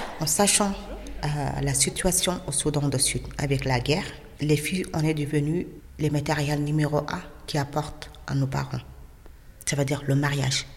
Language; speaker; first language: French; non-native, fluent; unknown